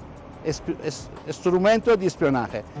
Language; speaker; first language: Spanish; non-native, fluent; Persian